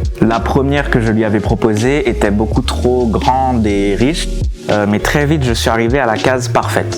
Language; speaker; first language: French; native; French